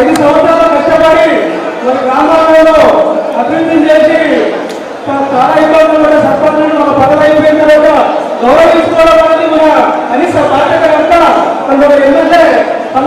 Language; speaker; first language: Telugu; native; Telugu